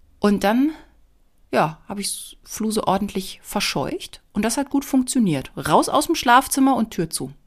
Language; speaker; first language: German; native; German